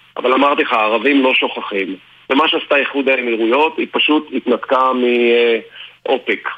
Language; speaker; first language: Hebrew; native; Hebrew